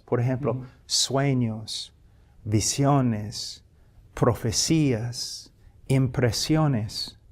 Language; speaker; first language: Spanish; non-native, fluent; English